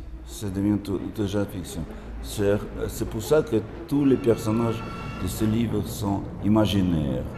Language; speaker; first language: French; non-native, fluent; Russian